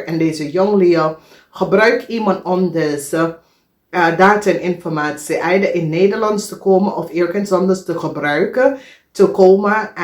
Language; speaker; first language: Dutch; non-native, fluent; English